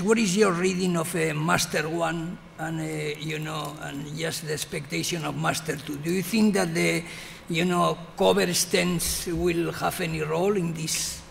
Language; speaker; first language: English; non-native, fluent; Spanish